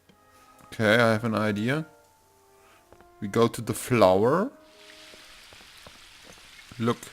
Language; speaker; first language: English; non-native, learner; German